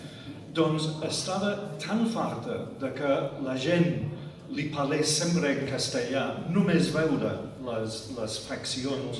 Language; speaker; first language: Catalan; non-native, fluent; English